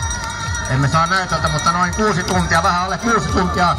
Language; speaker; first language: Finnish; native; Finnish